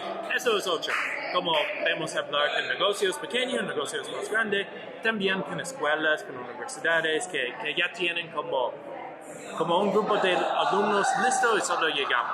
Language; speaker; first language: Spanish; non-native, learner; English